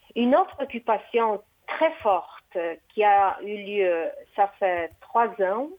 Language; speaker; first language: French; non-native, fluent; Portuguese